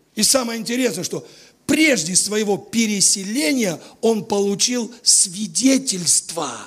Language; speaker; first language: Russian; native; Russian